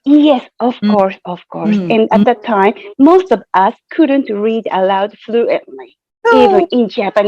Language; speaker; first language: English; non-native, fluent; Japanese